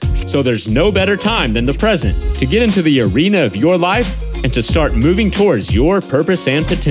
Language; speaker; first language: English; native; English